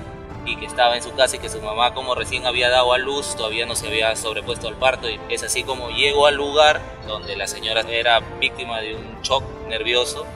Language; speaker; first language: Spanish; native; Spanish